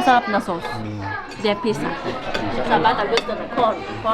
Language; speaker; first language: Filipino; non-native, learner; Japanese